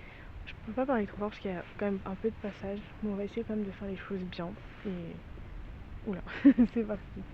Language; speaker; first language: French; native; French